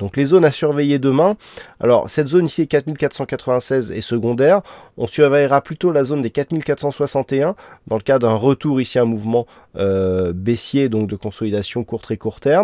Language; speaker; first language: French; native; French